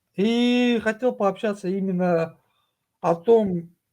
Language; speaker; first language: Russian; native; Russian